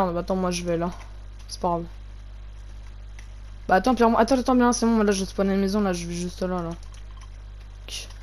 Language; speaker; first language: French; native; French